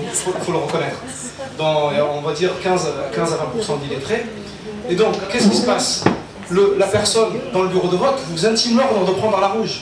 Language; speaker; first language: French; early bilingual, other home language; Arabic